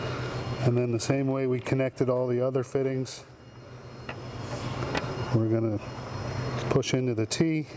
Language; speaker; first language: English; native; English